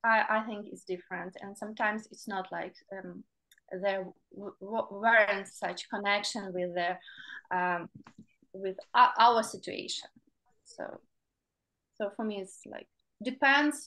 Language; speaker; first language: English; non-native, learner; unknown